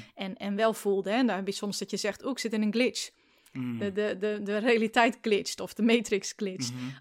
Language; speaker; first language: Dutch; native; Dutch